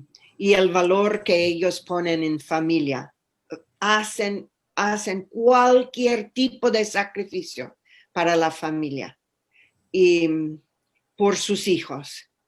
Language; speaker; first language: Spanish; non-native, fluent; English